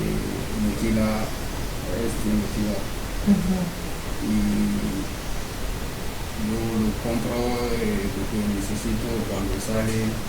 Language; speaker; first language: Spanish; non-native, learner; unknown